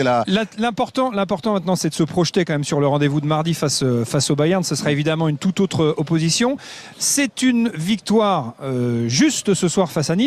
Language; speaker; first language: French; native; French